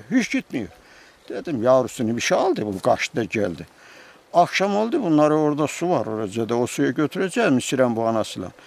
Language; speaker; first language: Turkish; native; Turkish